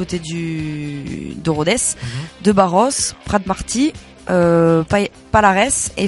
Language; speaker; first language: French; native; French